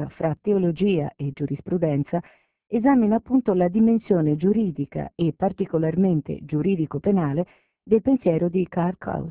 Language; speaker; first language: Italian; native; Italian